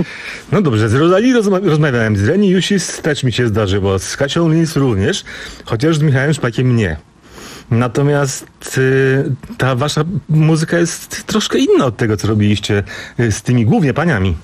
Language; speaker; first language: Polish; native; Polish